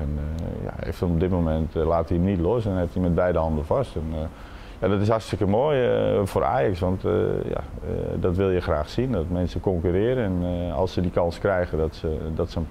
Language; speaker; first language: Dutch; native; Dutch